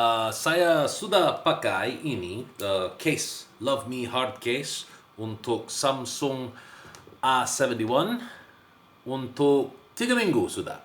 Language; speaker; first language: Indonesian; non-native, learner; English